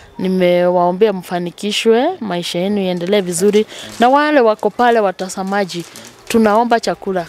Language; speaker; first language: Swahili; native; Swahili